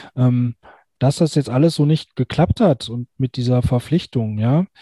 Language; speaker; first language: German; native; German